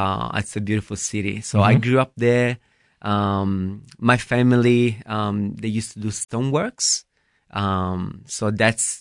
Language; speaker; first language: English; non-native, fluent; Italian